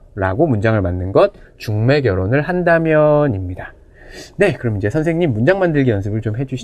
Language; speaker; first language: Korean; native; Korean